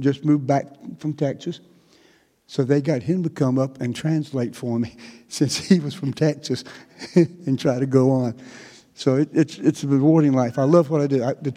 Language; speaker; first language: English; native; English